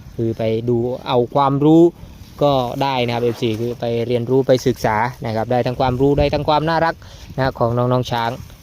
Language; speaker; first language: Thai; native; Thai